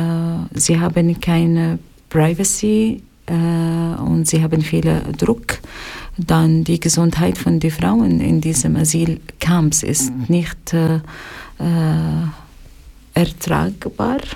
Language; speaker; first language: German; non-native, learner; Arabic